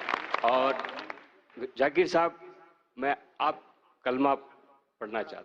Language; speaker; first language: Hindi; non-native, local second language; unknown